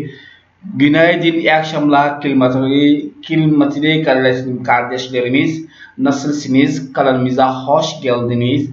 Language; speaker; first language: Turkish; non-native, learner; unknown